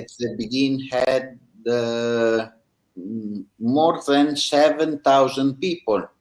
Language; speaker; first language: English; non-native, learner; Italian